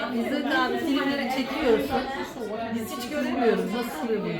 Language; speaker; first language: Turkish; early bilingual, heritage; Turkish